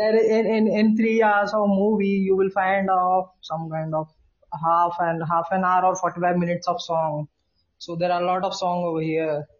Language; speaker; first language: English; non-native, local second language; Hindi